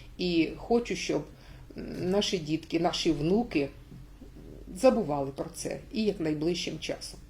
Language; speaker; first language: Ukrainian; native; Ukrainian